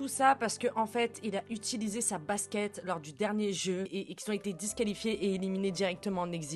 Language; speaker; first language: French; native; French